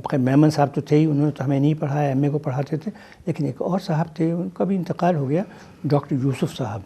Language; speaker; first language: Urdu; native; Urdu